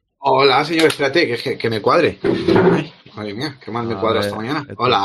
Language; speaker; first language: Spanish; native; Spanish